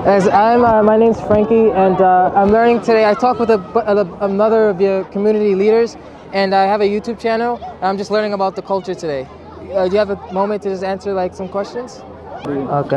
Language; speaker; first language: English; native; English